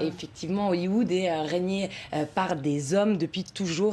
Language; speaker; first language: French; native; French